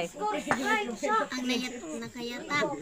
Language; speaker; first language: Cebuano; native; Cebuano